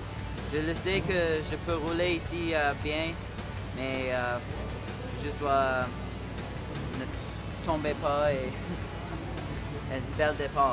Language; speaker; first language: French; non-native, local second language; English